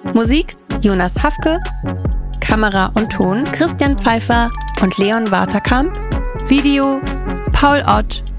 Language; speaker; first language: German; native; German